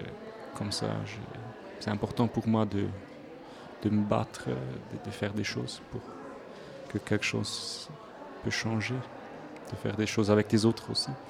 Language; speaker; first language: French; non-native, local second language; Swiss German